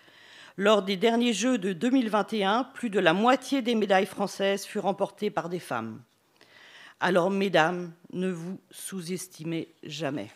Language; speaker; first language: French; native; French